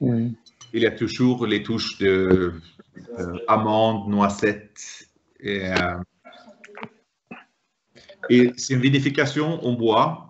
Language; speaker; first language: French; non-native, fluent; Swedish